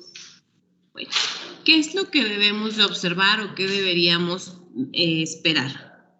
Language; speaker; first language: Spanish; native; Spanish